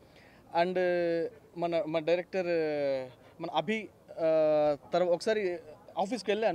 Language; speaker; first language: Telugu; native; Telugu